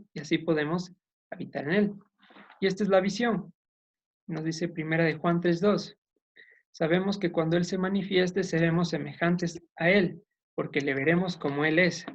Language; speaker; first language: Spanish; native; Spanish